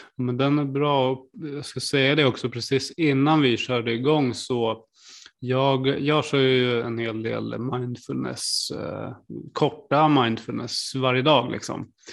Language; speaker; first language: Swedish; native; Swedish